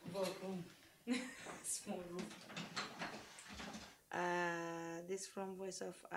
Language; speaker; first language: English; non-native, learner; Uzbek